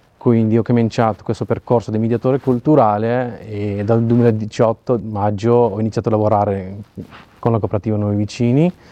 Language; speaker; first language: Italian; non-native, learner; Urdu